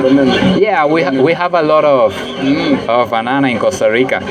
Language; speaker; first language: English; non-native, learner; Spanish